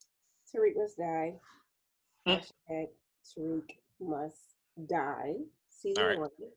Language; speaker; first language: English; native; English